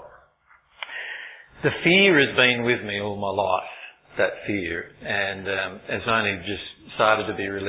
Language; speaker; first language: English; native; English